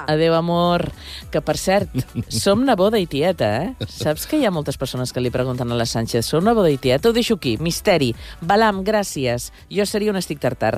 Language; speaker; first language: Catalan; native; Catalan